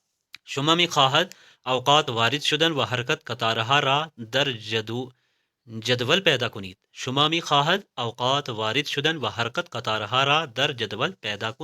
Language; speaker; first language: Persian; non-native, fluent; Urdu